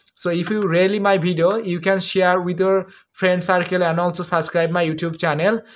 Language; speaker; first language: English; non-native, local second language; Bangla